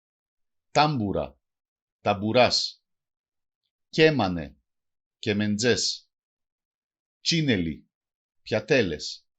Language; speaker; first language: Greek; non-native, local second language; Macedonian